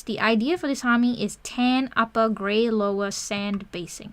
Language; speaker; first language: English; native; English